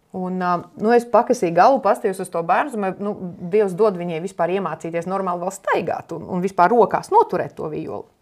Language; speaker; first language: Latvian; non-native, local second language; Russian